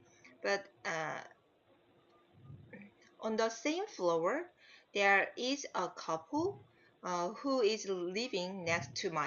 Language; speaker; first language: English; non-native, learner; Korean